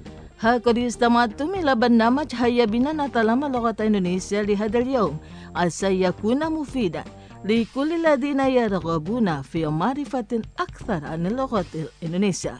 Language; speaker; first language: Arabic; non-native, fluent; Indonesian